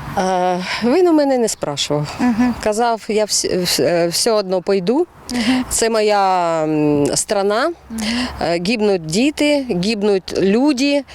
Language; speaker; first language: Ukrainian; non-native, learner; Uzbek